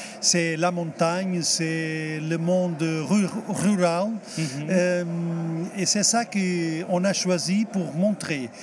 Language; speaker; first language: French; non-native, fluent; Portuguese